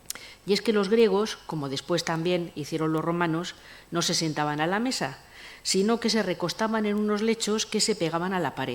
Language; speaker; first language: Spanish; native; Spanish